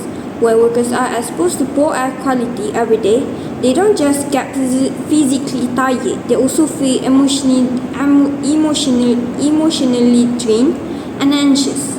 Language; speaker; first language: English; non-native, learner; Malay